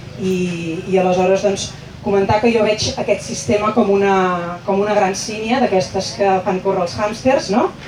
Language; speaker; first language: Catalan; native; Catalan